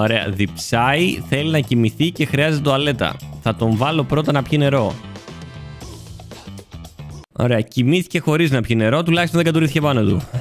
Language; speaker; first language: Greek; native; Greek